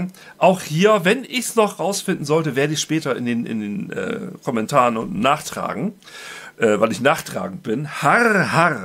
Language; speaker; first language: German; native; German